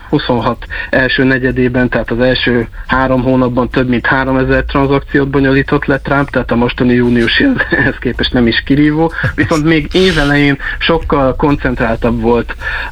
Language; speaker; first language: Hungarian; native; Hungarian